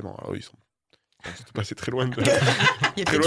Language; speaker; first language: French; native; French